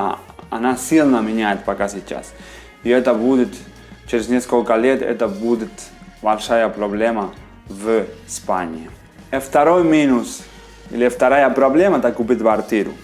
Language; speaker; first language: Russian; non-native, fluent; Spanish